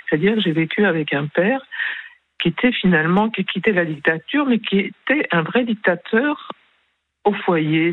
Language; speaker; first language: French; early bilingual, other home language; Spanish